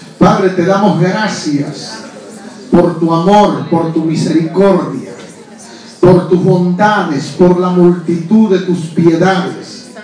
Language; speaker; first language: Spanish; native; Spanish